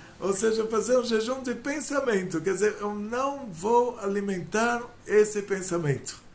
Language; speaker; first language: Portuguese; non-native, fluent; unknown